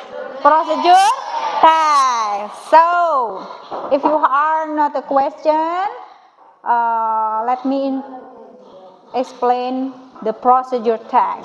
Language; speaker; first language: English; non-native, learner; Indonesian